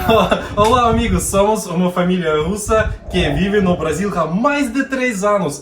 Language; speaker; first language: Portuguese; non-native, learner; Russian